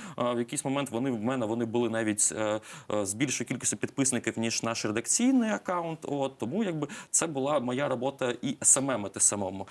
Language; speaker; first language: Ukrainian; non-native, local second language; Russian